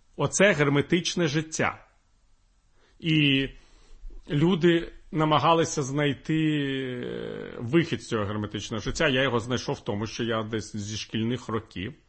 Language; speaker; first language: Ukrainian; non-native, local second language; Russian